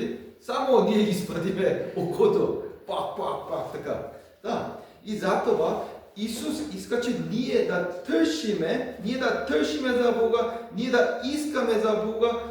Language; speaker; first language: Bulgarian; non-native, learner; Korean